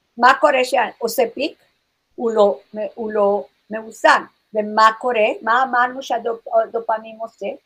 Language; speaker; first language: Hebrew; non-native, fluent; English